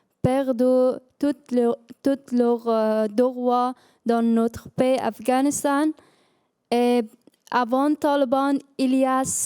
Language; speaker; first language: French; non-native, learner; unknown